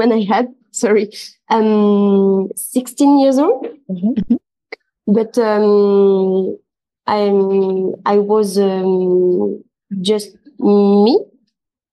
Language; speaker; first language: English; non-native, local second language; French